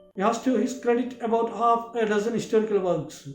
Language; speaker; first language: English; non-native, local second language; Malayalam